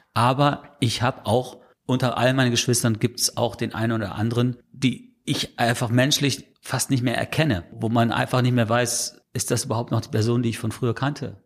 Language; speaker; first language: German; non-native, fluent; English